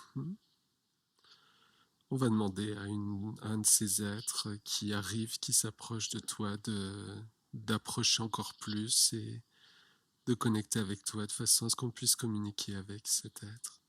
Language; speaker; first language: French; native; French